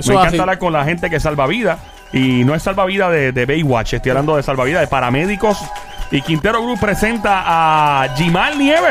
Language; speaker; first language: Spanish; native; Spanish